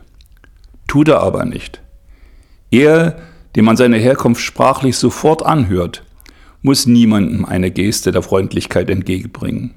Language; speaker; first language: German; native; German